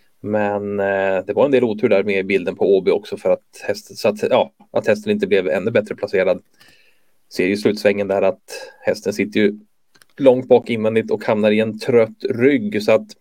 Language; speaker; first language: Swedish; native; Swedish